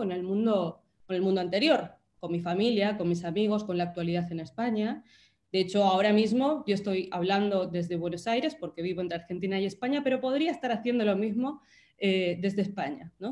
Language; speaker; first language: Spanish; native; Spanish